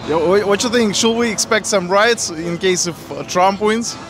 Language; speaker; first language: English; non-native, fluent; Russian